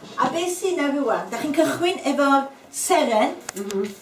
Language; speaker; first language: Welsh; native; Welsh